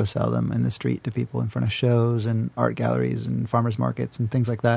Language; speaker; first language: English; native; English